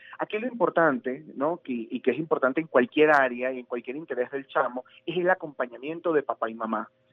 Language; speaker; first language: Spanish; native; Spanish